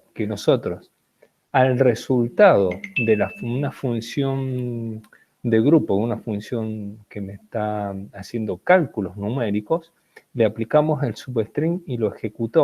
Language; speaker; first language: Spanish; native; Spanish